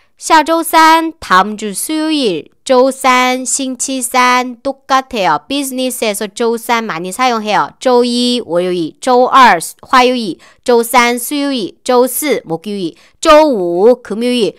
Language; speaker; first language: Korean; non-native, fluent; Chinese